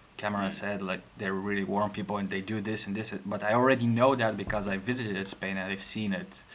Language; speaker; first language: English; non-native, fluent; Bulgarian